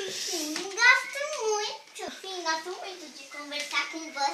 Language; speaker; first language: Portuguese; early bilingual, heritage; Portuguese